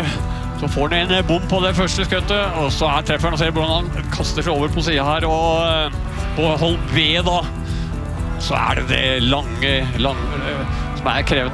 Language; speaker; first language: Norwegian; native; Norwegian